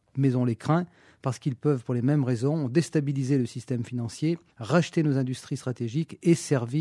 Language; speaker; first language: French; native; French